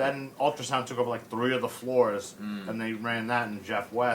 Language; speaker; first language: English; native; English